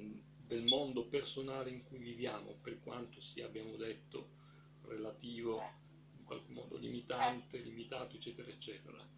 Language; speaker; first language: Italian; native; Italian